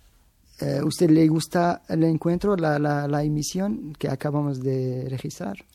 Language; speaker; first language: Spanish; non-native, fluent; Arabic